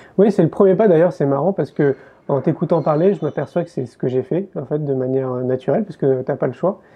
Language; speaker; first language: French; native; French